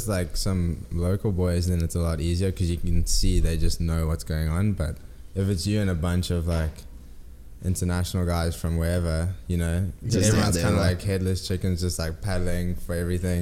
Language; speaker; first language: English; native; English